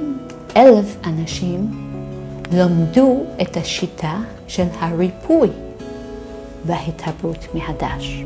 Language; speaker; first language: Hebrew; non-native, fluent; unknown